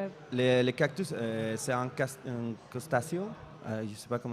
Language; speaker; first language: French; non-native, fluent; Spanish